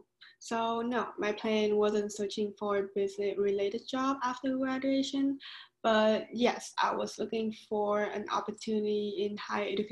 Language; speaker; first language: English; non-native, fluent; Vietnamese